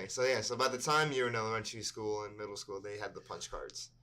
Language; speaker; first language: English; native; English